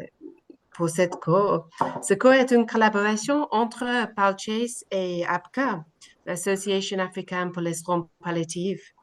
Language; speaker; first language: French; non-native, learner; English